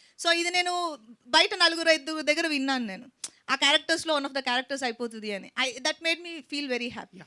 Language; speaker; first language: Telugu; native; Telugu